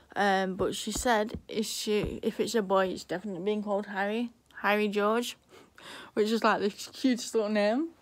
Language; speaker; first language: English; native; English